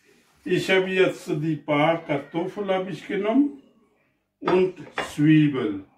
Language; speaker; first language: German; non-native, learner; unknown